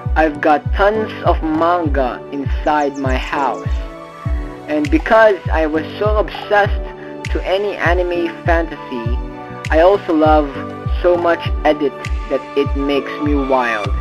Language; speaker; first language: English; non-native, fluent; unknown